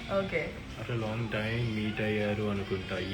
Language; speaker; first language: Telugu; native; Telugu